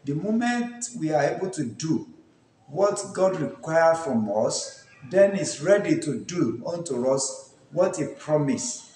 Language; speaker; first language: English; non-native, local second language; Yoruba